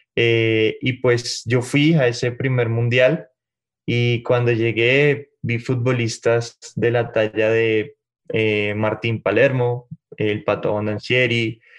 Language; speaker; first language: Spanish; native; Spanish